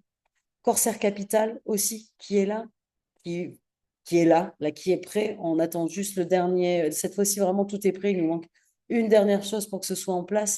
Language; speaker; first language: French; native; French